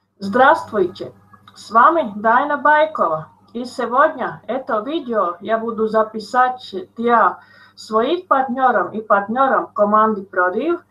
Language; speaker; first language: Russian; non-native, fluent; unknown